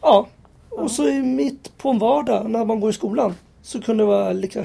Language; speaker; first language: Swedish; native; Swedish